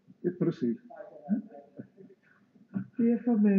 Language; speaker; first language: Dutch; native; Dutch